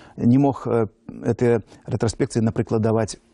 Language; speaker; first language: Russian; non-native, local second language; Belarusian